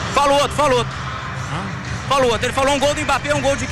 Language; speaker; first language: Portuguese; native; Portuguese